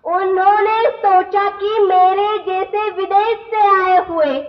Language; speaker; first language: Hindi; non-native, local second language; Marathi